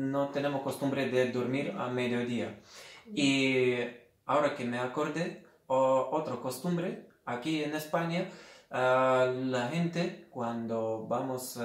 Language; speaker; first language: Spanish; non-native, fluent; Lithuanian